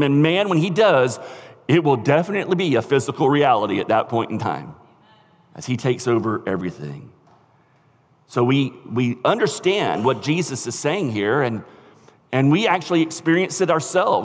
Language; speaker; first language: English; native; English